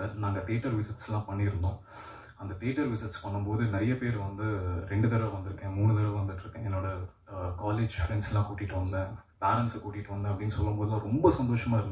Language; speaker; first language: Tamil; native; Tamil